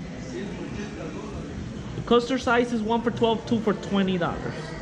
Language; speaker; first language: English; non-native, learner; Spanish